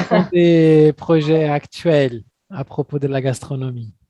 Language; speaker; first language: French; non-native, fluent; Portuguese